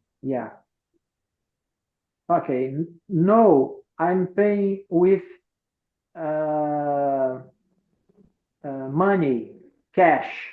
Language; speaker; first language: English; non-native, learner; Portuguese